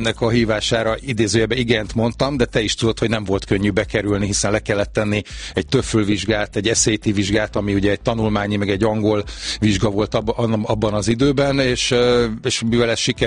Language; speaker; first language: Hungarian; native; Hungarian